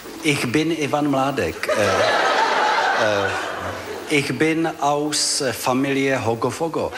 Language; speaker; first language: German; non-native, learner; Czech